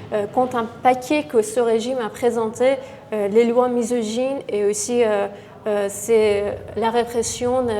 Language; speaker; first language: French; non-native, fluent; Persian